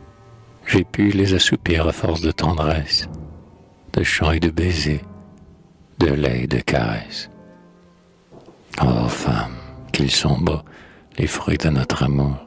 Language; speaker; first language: French; native; French